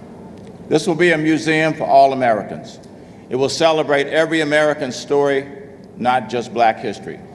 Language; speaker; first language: English; native; English